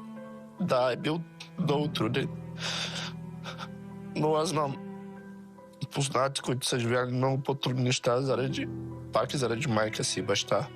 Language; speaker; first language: Bulgarian; non-native, fluent; Portuguese